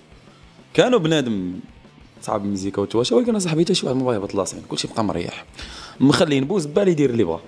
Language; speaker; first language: Arabic; native; Arabic